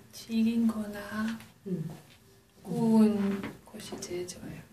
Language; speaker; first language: Korean; non-native, learner; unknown